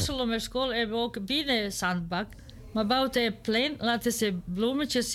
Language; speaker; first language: Dutch; non-native, learner; Serbian